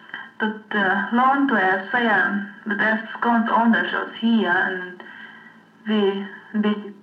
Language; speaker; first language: German; non-native, learner; Low German